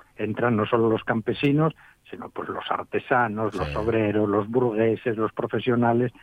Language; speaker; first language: Spanish; native; Spanish